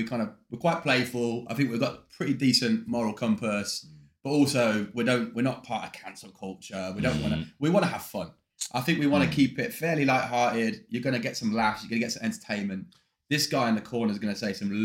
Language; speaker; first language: English; native; English